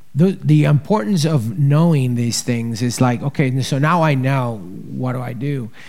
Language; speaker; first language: English; early bilingual, other home language; Spanish